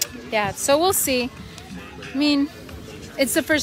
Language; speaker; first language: English; early bilingual, other home language; Spanish